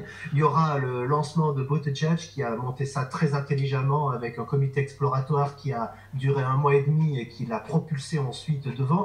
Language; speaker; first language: French; native; French